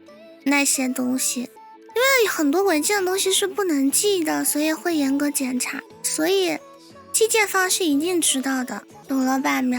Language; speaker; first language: Chinese; native; Chinese